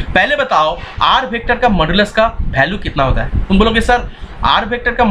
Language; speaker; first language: Hindi; non-native, local second language; Bangla